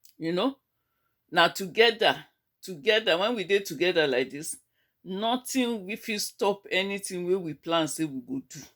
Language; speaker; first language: Nigerian Pidgin; native; Nigerian Pidgin